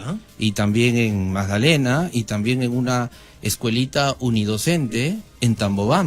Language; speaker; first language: Spanish; native; Spanish